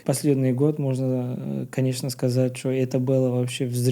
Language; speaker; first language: Russian; non-native, learner; Bulgarian